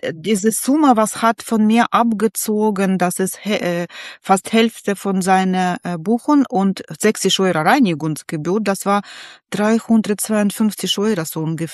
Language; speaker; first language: German; non-native, learner; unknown